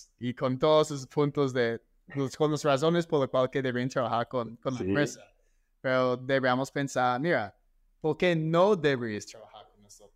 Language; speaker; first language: Spanish; non-native, fluent; English